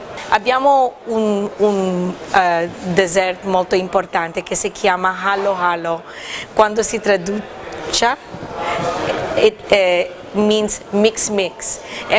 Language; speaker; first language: Italian; non-native, learner; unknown